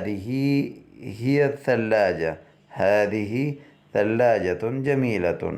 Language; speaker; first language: Arabic; non-native, fluent; Urdu